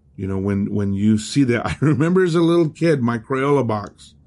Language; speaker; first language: English; early bilingual, other home language; Spanish